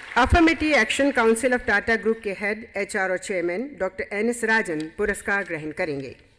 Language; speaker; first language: Hindi; native; Hindi